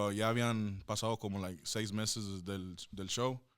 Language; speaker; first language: Spanish; early bilingual, heritage; Spanish